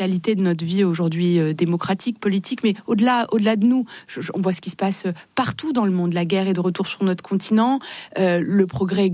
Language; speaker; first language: French; native; French